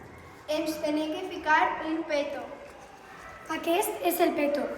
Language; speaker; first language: Catalan; non-native, local second language; Spanish